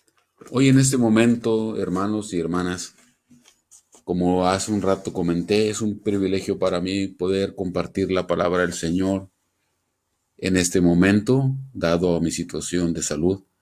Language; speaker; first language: Spanish; native; Spanish